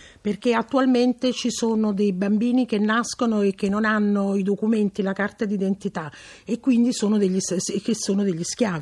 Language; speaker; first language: Italian; non-native, learner; Fula